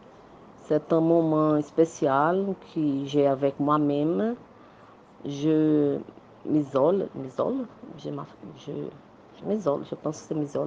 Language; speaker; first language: French; non-native, learner; Portuguese